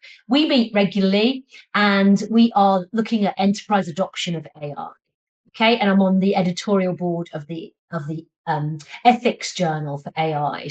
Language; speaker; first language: English; native; English